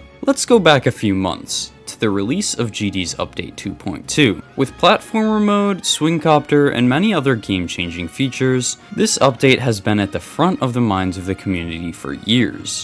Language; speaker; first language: English; native; English